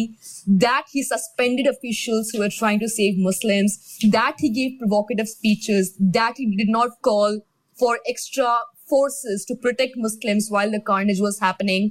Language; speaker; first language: English; non-native, local second language; Urdu